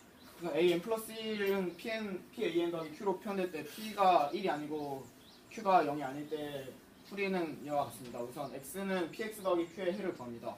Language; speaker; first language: Korean; native; Korean